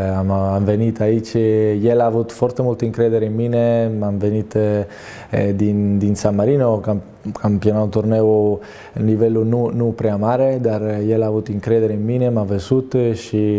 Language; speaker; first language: Romanian; non-native, fluent; Italian